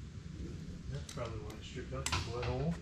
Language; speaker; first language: English; native; English